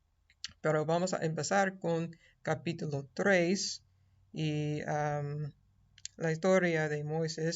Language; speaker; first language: Spanish; non-native, fluent; English